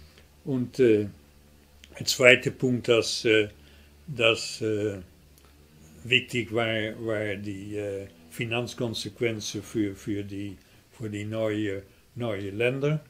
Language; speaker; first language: German; non-native, fluent; Dutch